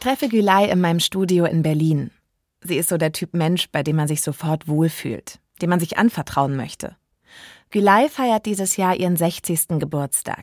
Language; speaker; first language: German; native; German